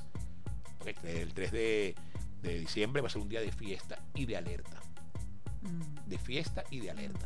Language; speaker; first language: Spanish; native; Spanish